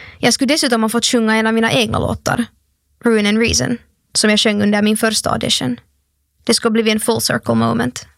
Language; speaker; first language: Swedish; native; Swedish